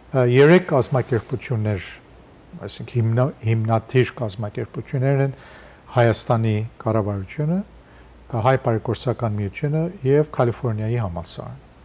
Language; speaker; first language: Armenian; native; Armenian